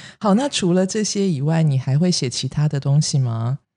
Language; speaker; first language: Chinese; native; Chinese